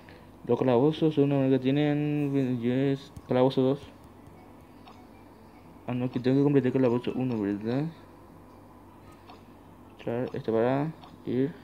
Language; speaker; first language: Spanish; native; Spanish